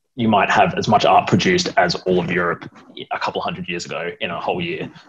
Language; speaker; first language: English; native; English